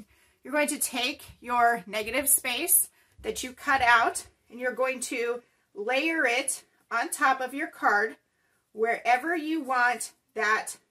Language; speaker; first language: English; native; English